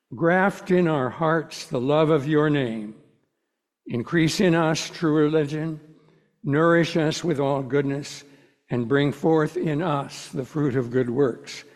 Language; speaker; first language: English; native; English